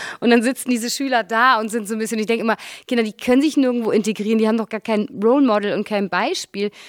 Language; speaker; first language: German; native; German